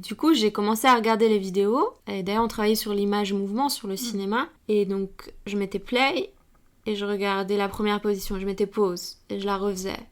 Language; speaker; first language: French; native; French